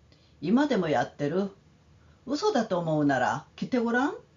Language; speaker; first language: Japanese; non-native, fluent; Korean